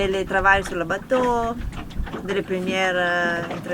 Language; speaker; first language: French; non-native, learner; Italian